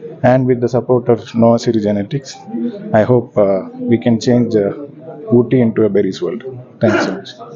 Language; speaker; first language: English; non-native, local second language; Tamil